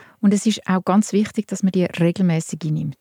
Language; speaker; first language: German; native; German